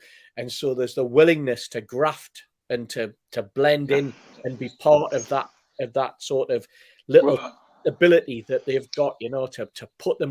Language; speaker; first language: English; native; English